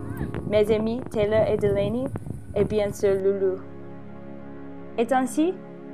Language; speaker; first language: French; non-native, learner; English